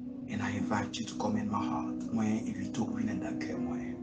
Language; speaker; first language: English; non-native, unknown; Haitian Creole